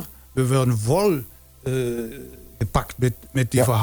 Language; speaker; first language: Dutch; non-native, fluent; German